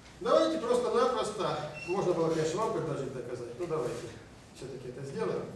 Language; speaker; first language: Russian; native; Russian